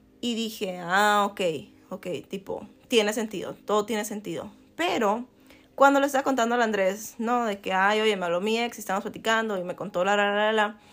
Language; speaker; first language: Spanish; native; Spanish